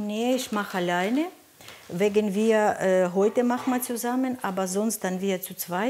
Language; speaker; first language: German; non-native, learner; Russian